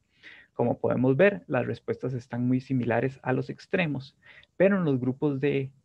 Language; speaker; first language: Spanish; native; Spanish